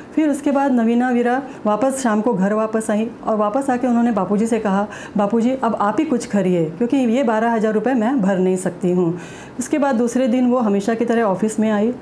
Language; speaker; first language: Hindi; non-native, local second language; Marathi